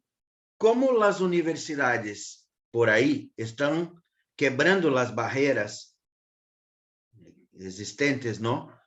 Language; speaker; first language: Spanish; non-native, learner; Portuguese